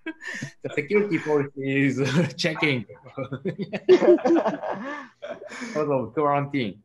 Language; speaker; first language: English; non-native, learner; Japanese